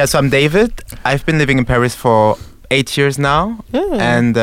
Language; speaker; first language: English; non-native, fluent; French